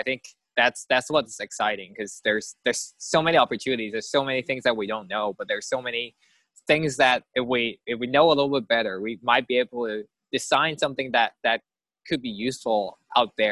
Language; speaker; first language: English; non-native, local second language; Cantonese